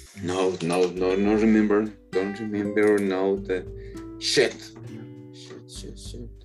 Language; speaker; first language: English; non-native, learner; Spanish